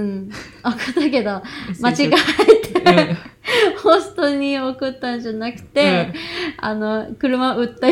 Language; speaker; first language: Japanese; non-native, fluent; Cantonese